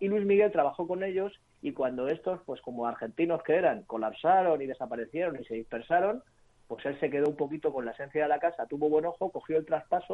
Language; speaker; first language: Spanish; native; Spanish